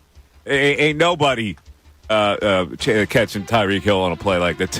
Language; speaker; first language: English; native; English